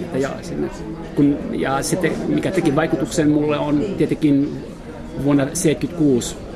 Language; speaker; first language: Finnish; non-native, fluent; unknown